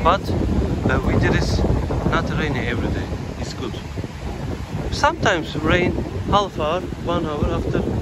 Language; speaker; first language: English; non-native, learner; Turkish